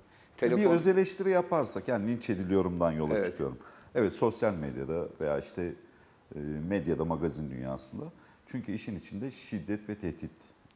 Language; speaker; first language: Turkish; native; Turkish